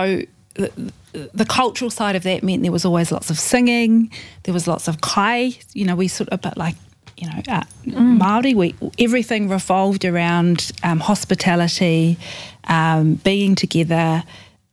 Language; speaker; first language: English; native; English